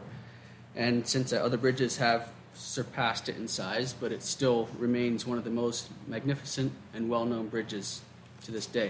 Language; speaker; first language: English; native; English